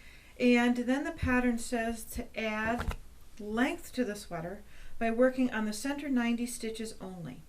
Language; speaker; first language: English; native; English